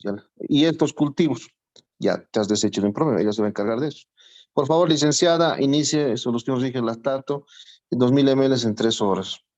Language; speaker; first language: Spanish; native; Spanish